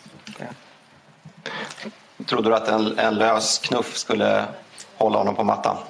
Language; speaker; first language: Swedish; native; Swedish